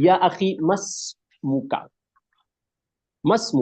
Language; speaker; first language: Arabic; non-native, fluent; Urdu